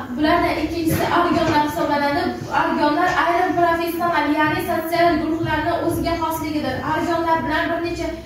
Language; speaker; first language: Uzbek; non-native, local second language; Kara-Kalpak